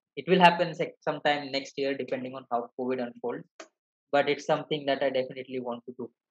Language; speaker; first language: English; non-native, local second language; Malayalam